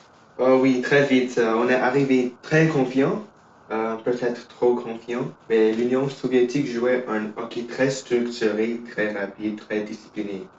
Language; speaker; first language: French; non-native, learner; English